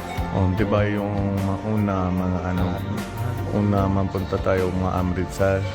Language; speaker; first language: Filipino; non-native, learner; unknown